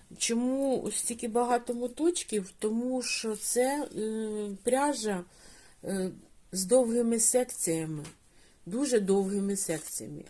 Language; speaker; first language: Ukrainian; non-native, local second language; Russian